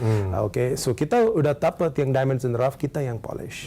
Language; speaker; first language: Indonesian; non-native, learner; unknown